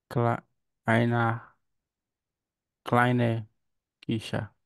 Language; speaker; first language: German; non-native, learner; Portuguese